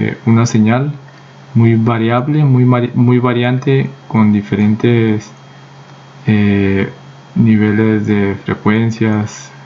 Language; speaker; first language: Spanish; native; Spanish